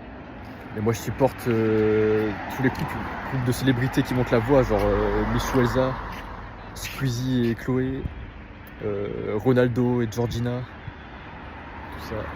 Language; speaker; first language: French; native; French